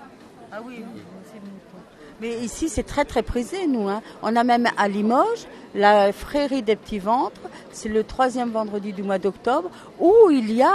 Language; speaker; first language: French; native; French